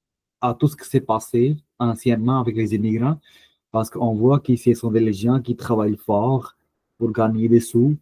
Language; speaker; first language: French; non-native, fluent; Punjabi